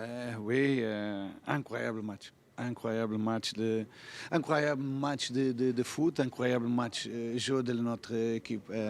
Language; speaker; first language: French; non-native, fluent; Portuguese